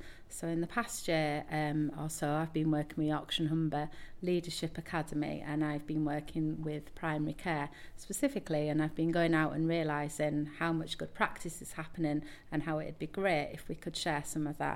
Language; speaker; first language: English; native; English